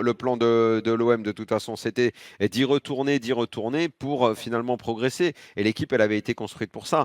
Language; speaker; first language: French; native; French